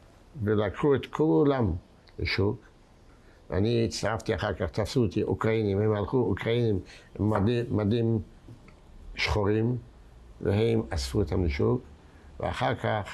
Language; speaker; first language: Hebrew; non-native, fluent; Yiddish